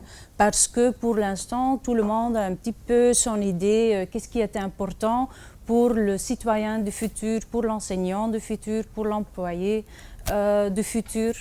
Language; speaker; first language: French; non-native, fluent; Dutch